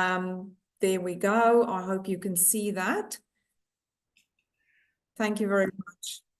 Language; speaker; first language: English; non-native, learner; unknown